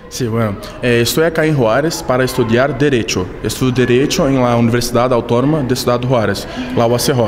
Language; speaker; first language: Spanish; non-native, fluent; Portuguese